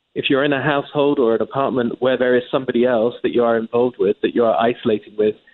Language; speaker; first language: English; native; English